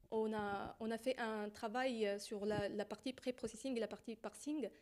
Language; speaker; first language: French; non-native, fluent; Arabic